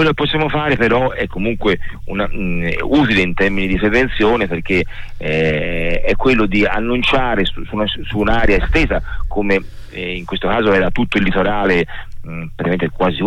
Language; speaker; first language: Italian; native; Italian